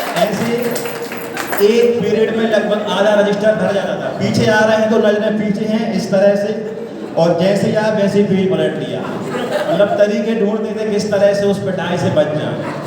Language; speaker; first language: Hindi; native; Hindi